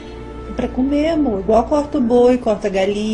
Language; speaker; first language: Portuguese; native; Portuguese